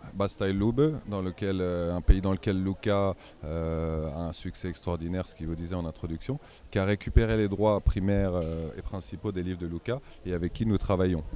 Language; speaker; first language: French; native; French